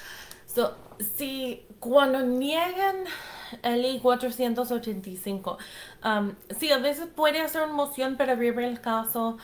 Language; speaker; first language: Spanish; non-native, fluent; English